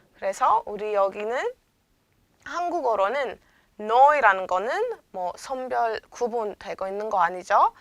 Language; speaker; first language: Korean; non-native, fluent; Amharic